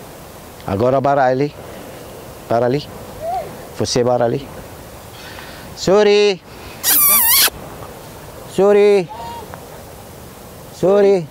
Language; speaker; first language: Portuguese; non-native, learner; Arabic